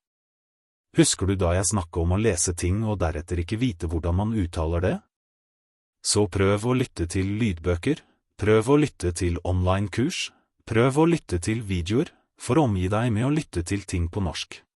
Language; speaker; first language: Norwegian; non-native, fluent; Russian